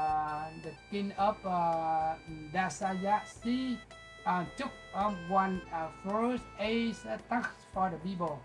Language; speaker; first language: English; non-native, local second language; Vietnamese